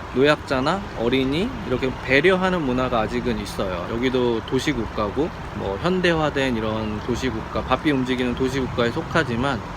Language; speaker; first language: Korean; native; Korean